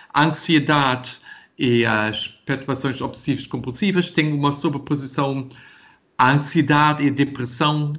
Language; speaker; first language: Portuguese; non-native, fluent; German